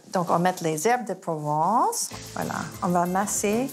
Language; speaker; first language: French; non-native, fluent; English